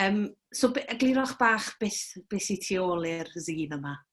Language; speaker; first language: Welsh; native; Welsh